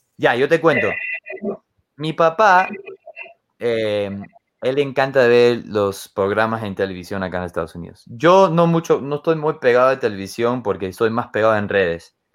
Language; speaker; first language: Spanish; non-native, fluent; English